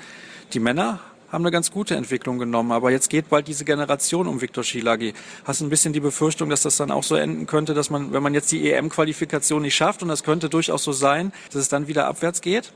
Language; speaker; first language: German; native; German